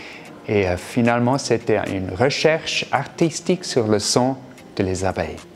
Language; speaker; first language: French; non-native, fluent; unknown